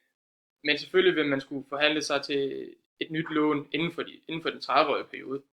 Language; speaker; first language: Danish; native; Danish